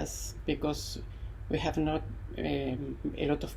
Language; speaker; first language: English; non-native, learner; Spanish